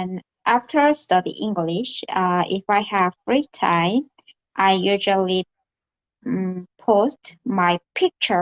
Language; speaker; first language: English; non-native, learner; Korean